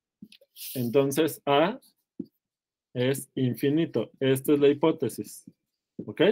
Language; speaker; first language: Spanish; native; Spanish